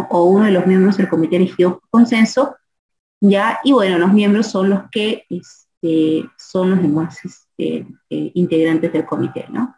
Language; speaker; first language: Spanish; native; Spanish